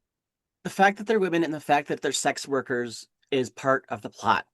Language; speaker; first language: English; native; English